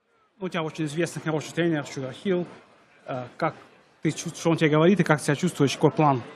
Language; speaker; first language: Russian; native; Russian